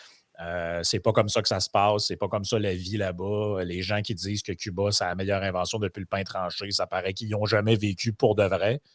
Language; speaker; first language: French; native; French